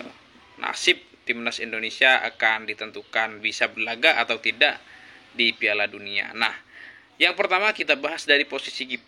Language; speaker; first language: Indonesian; native; Indonesian